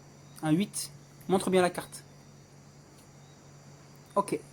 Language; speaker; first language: French; native; French